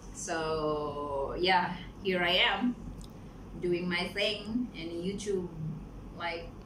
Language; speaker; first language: English; non-native, local second language; Cebuano